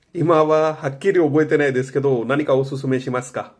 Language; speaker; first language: Japanese; non-native, fluent; Marathi